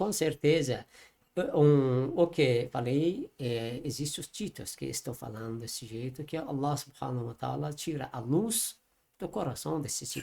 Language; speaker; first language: Portuguese; non-native, learner; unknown